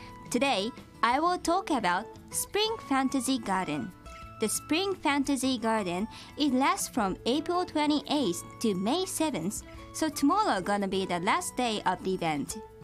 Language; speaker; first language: English; non-native, fluent; Japanese